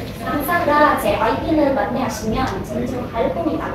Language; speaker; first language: Korean; non-native, learner; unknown